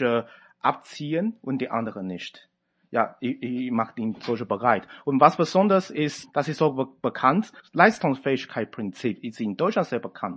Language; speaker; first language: German; non-native, fluent; Chinese